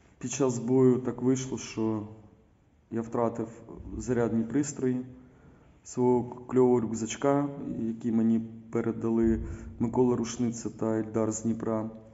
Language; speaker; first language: Ukrainian; non-native, local second language; Russian